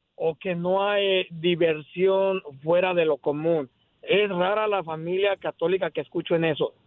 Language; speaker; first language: Spanish; native; Spanish